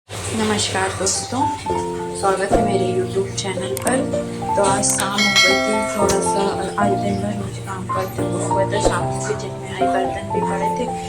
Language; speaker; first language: Hindi; native; Hindi